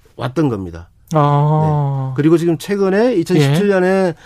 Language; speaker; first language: Korean; native; Korean